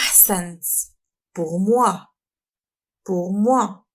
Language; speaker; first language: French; non-native, fluent; Arabic